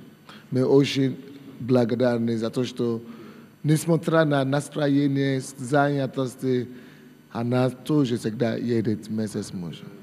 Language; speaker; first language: Russian; non-native, fluent; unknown